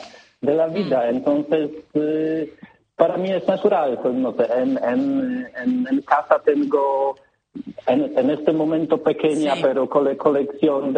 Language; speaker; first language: Spanish; non-native, learner; Polish